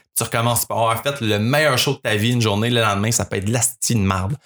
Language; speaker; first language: French; native; French